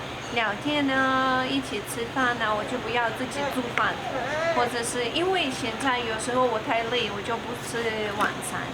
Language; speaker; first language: Chinese; non-native, learner; Russian